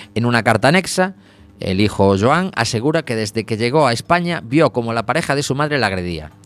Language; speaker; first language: Spanish; non-native, local second language; Galician